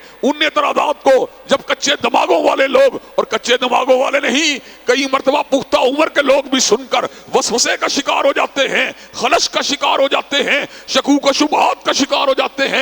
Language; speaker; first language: Urdu; native; Urdu